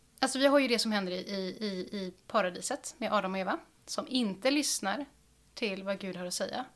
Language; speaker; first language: Swedish; native; Swedish